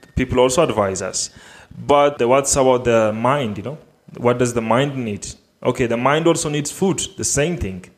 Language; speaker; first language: English; non-native, fluent; Amharic